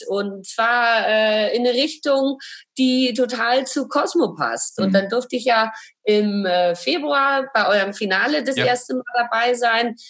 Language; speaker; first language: German; native; German